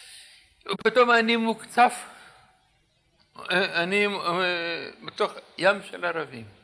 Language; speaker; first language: Hebrew; non-native, fluent; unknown